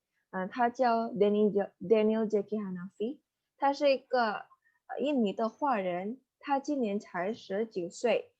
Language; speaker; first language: Chinese; non-native, learner; Indonesian